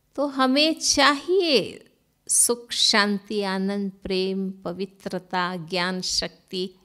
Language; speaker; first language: Hindi; non-native, local second language; Gujarati